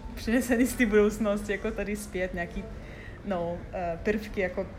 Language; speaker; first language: Czech; non-native, fluent; Lithuanian